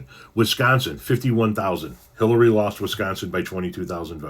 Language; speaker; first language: English; native; English